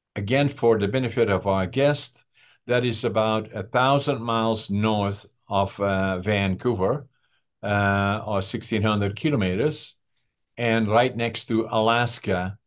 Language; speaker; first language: English; non-native, fluent; Dutch